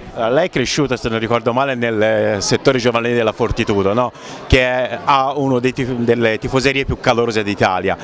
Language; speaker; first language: Italian; native; Italian